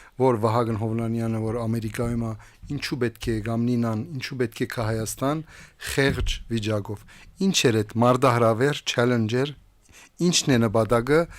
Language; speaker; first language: Armenian; native; Armenian